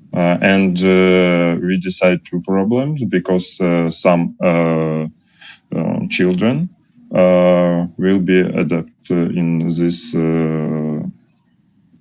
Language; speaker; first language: English; non-native, learner; Russian